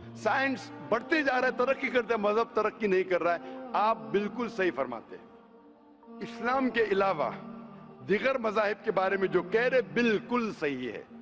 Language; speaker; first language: Hindi; non-native, local second language; Konkani